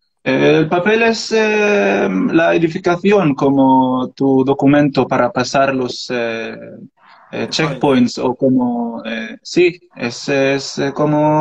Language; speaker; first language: Spanish; non-native, learner; Arabic